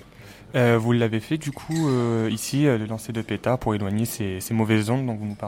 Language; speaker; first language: French; native; French